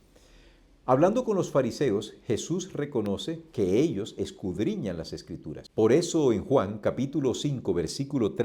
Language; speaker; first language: Spanish; native; Spanish